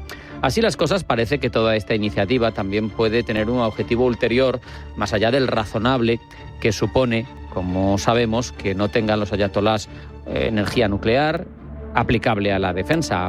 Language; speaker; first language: Spanish; native; Spanish